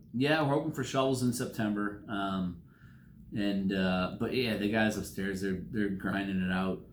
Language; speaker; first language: English; native; English